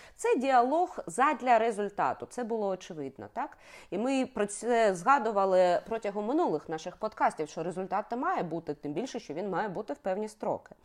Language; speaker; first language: Ukrainian; native; Ukrainian